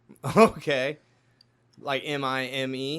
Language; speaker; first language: English; native; English